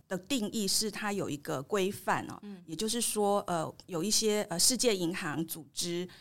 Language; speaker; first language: Chinese; native; Chinese